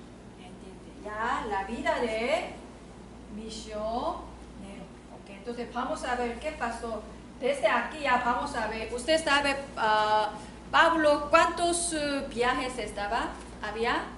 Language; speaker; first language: Spanish; non-native, learner; Korean